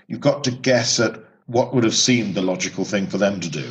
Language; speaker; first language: English; native; English